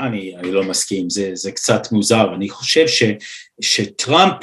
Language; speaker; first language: Hebrew; non-native, fluent; English